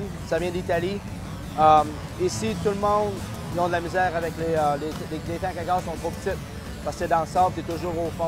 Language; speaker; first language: French; native; French